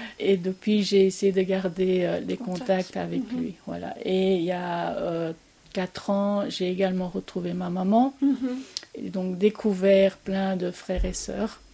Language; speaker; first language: French; early bilingual, other home language; Korean